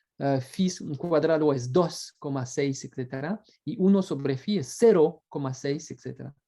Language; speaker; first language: Spanish; non-native, fluent; French